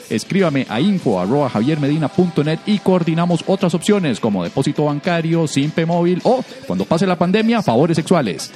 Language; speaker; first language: Spanish; native; Spanish